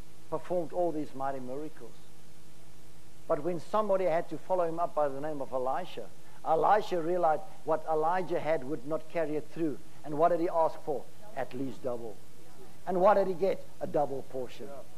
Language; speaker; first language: English; non-native, local second language; Afrikaans